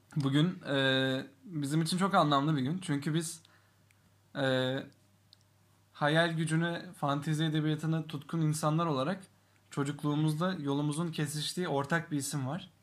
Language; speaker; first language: Turkish; native; Turkish